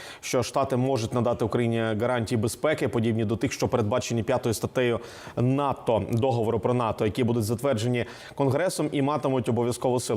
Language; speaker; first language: Ukrainian; native; Ukrainian